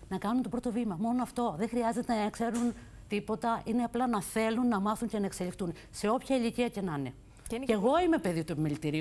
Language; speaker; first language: Greek; native; Greek